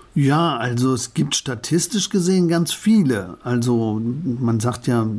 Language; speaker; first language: German; native; German